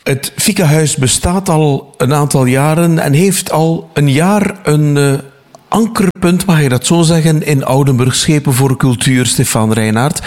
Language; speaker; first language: Dutch; native; Dutch